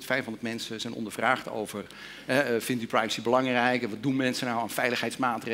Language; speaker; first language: Dutch; native; Dutch